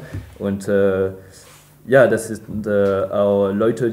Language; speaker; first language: German; non-native, fluent; French